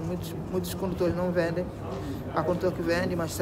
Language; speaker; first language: Portuguese; non-native, local second language; Kabuverdianu